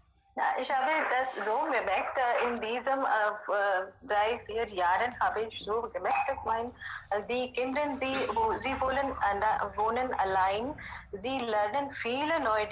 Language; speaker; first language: German; non-native, learner; Hindi